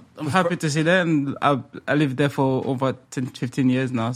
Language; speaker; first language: English; early bilingual, other home language; French